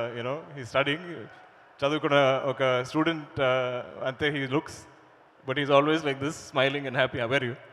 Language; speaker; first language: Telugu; non-native, learner; Malayalam